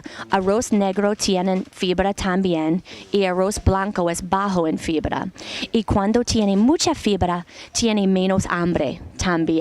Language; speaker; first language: Spanish; non-native, learner; English